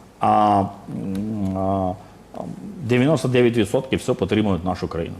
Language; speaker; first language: Ukrainian; native; Ukrainian